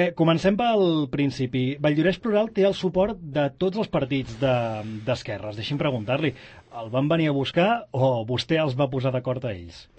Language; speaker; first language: Catalan; native; Catalan